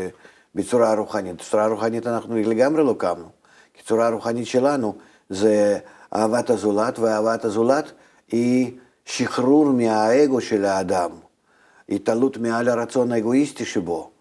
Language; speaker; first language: Hebrew; non-native, fluent; Russian